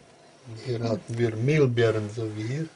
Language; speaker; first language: German; early bilingual, heritage; German